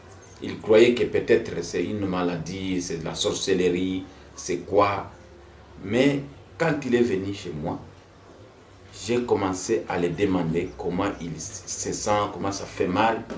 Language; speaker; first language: French; non-native, local second language; Swahili